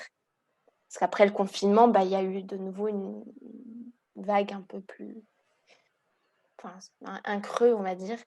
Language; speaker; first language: French; early bilingual, heritage; Hungarian